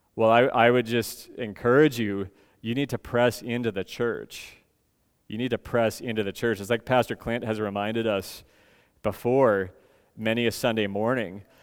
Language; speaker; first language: English; native; English